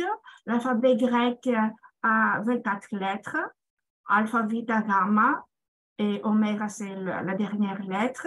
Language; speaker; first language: French; non-native, fluent; Greek